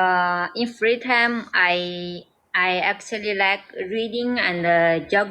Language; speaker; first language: English; non-native, learner; Chinese